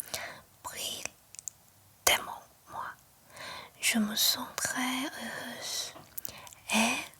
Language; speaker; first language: French; non-native, learner; Chinese